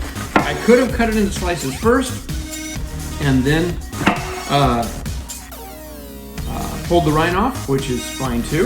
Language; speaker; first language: English; native; English